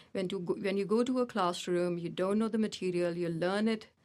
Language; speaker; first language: English; non-native, local second language; Hindi